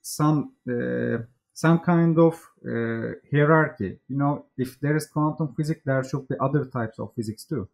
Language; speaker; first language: English; non-native, fluent; Turkish